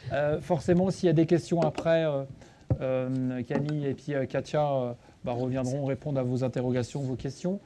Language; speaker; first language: French; native; French